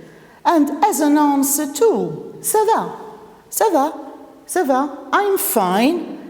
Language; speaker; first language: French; non-native, fluent; Maltese